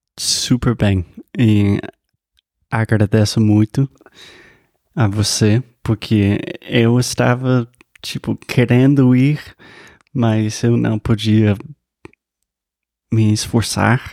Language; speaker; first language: Portuguese; non-native, fluent; English